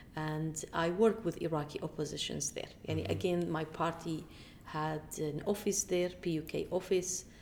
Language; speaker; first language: English; non-native, fluent; Arabic